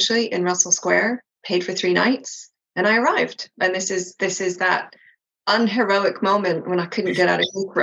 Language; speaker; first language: English; native; English